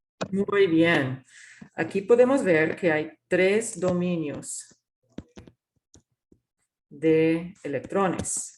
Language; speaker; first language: Spanish; non-native, fluent; English